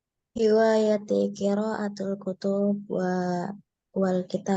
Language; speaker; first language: Arabic; non-native, learner; Indonesian